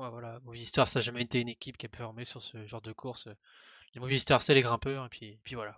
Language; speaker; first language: French; native; French